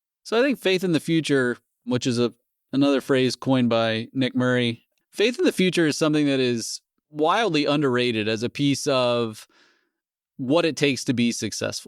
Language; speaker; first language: English; native; English